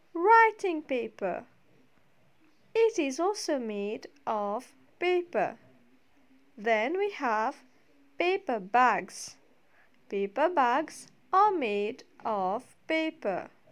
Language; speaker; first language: English; non-native, local second language; Morisyen